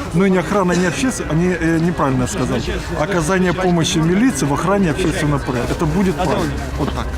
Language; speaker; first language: Russian; native; Russian